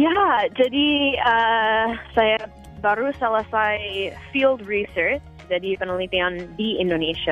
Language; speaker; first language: Indonesian; non-native, fluent; English